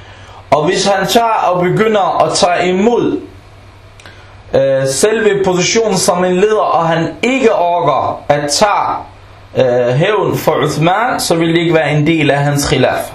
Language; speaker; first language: Danish; non-native, local second language; Arabic